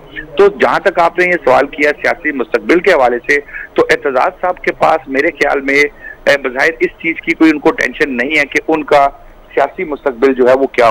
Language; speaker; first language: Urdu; non-native, local second language; Punjabi